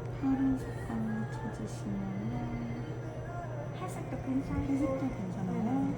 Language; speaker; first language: Korean; non-native, learner; Polish